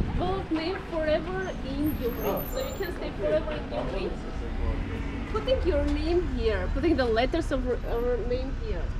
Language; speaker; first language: English; non-native, learner; Armenian